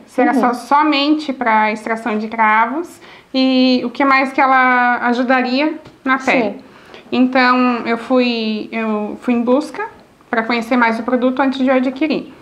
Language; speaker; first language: Portuguese; native; Portuguese